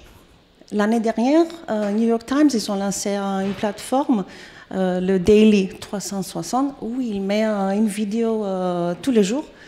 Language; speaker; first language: French; non-native, fluent; Greek